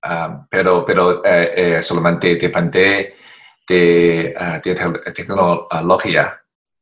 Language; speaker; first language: Spanish; non-native, learner; Chinese